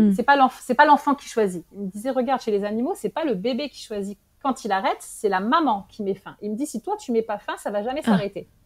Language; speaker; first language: French; native; French